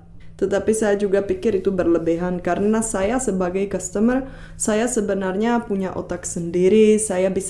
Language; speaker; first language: Indonesian; non-native, fluent; Czech